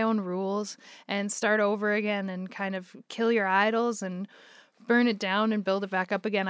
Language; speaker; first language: English; native; English